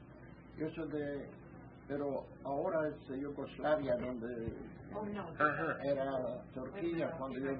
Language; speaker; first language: Spanish; early bilingual, heritage; Ladino